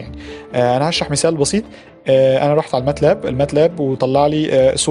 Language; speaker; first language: Arabic; native; Arabic